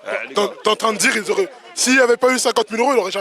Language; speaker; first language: French; native; French